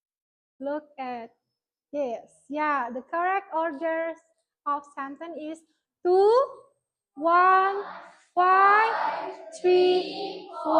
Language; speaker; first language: English; non-native, fluent; Indonesian